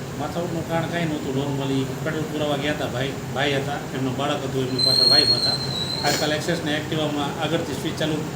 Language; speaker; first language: Gujarati; non-native, local second language; Sindhi